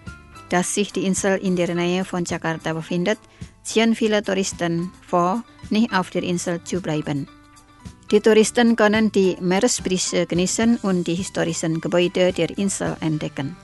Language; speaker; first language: German; non-native, fluent; Indonesian